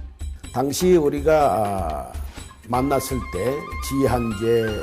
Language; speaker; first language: Korean; native; Korean